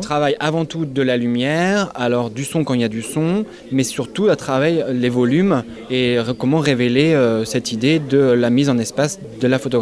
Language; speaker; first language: French; native; French